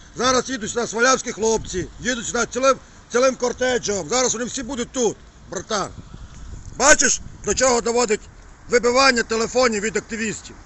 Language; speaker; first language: Ukrainian; native; Ukrainian